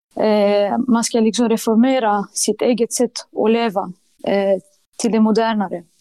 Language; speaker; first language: Swedish; early bilingual, other home language; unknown